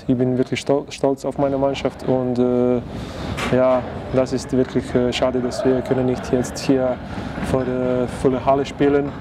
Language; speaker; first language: German; non-native, fluent; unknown